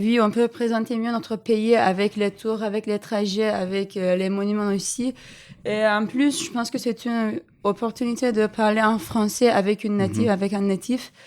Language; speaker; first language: French; non-native, fluent; Turkish